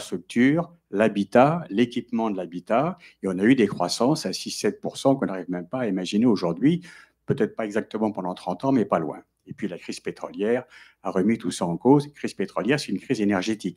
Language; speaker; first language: French; native; French